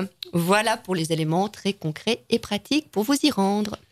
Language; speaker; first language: French; native; French